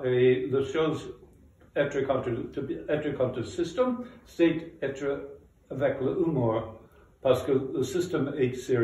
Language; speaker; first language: French; non-native, fluent; English